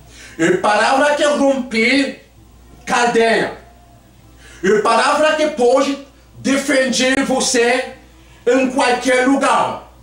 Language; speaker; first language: Portuguese; non-native, learner; Haitian Creole